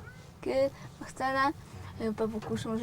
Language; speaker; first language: French; non-native, fluent; Mongolian